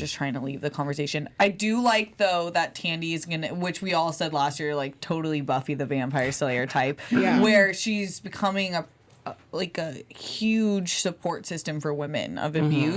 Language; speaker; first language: English; native; English